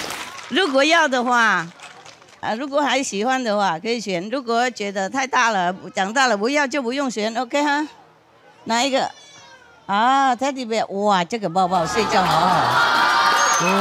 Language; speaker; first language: Chinese; non-native, fluent; Vietnamese